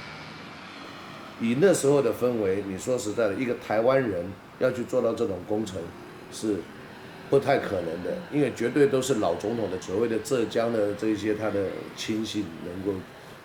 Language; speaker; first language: Chinese; native; Chinese